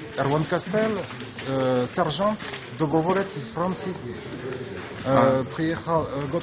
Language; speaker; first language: Russian; non-native, learner; French